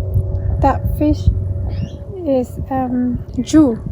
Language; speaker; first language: English; non-native, learner; Hmong